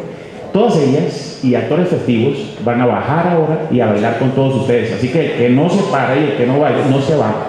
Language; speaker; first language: Spanish; native; Spanish